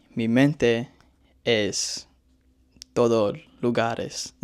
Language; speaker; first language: Spanish; non-native, learner; English